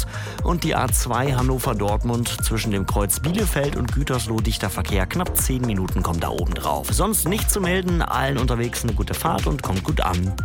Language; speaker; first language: German; native; German